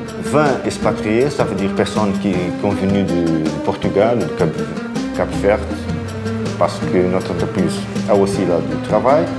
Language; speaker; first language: French; non-native, fluent; Portuguese